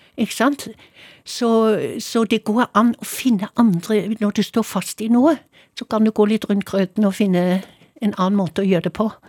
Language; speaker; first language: Norwegian; non-native, fluent; German